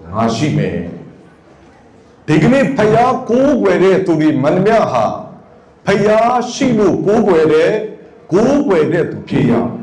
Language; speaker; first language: Burmese; non-native, local second language; Karen languages